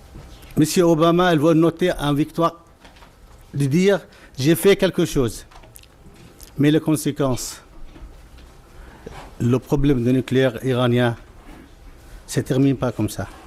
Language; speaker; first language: French; non-native, fluent; Arabic